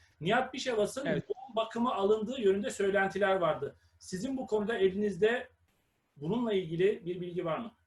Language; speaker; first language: Turkish; native; Turkish